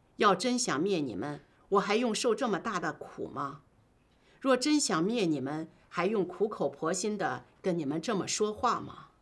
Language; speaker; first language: Chinese; native; Chinese